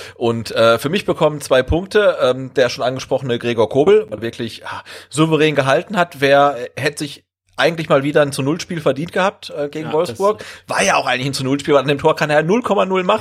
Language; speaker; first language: German; native; German